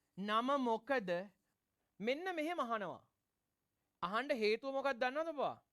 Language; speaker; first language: Sinhala; non-native, local second language; Tamil